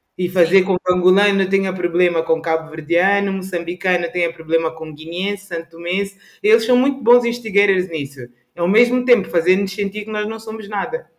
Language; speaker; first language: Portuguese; native; Portuguese